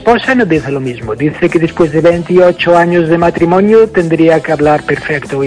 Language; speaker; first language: Spanish; non-native, fluent; English